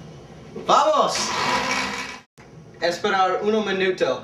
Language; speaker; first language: Spanish; non-native, learner; English